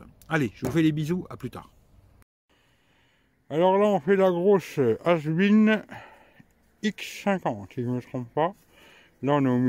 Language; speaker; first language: French; native; French